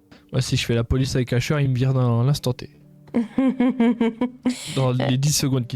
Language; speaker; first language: French; native; French